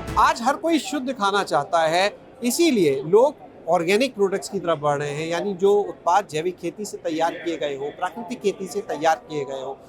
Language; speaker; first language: Hindi; native; Hindi